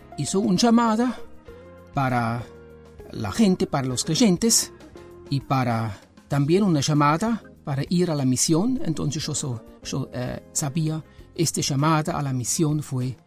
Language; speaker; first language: Spanish; non-native, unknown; German